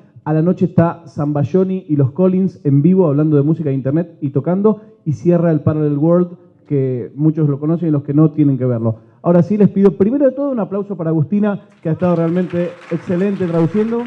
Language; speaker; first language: Spanish; native; Spanish